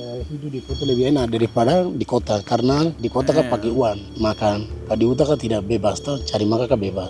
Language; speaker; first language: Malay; non-native, local second language; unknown